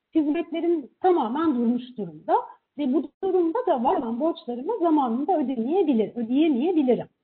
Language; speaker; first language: Turkish; native; Turkish